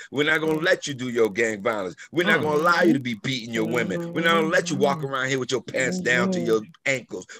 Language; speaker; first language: English; native; English